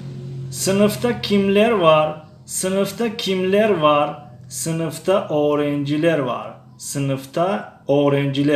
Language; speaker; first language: Turkish; non-native, fluent; Tajik